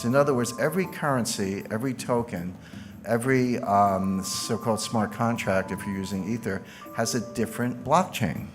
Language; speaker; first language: English; native; English